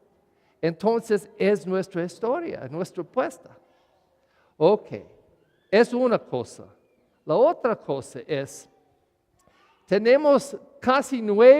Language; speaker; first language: Spanish; non-native, learner; English